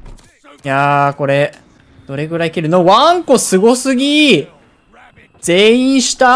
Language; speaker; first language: Japanese; native; Japanese